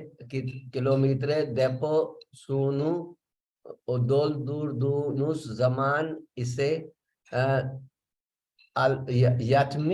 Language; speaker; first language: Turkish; non-native, learner; Urdu